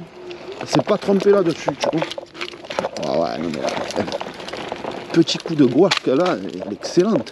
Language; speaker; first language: French; native; French